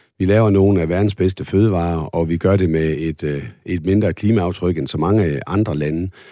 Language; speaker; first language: Danish; native; Danish